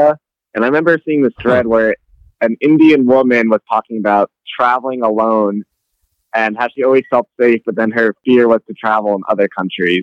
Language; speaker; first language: English; native; English